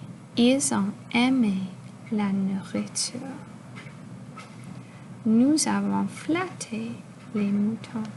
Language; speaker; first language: French; non-native, local second language; English